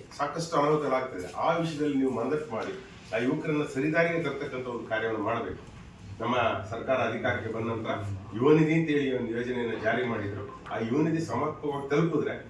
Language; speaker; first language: Kannada; native; Kannada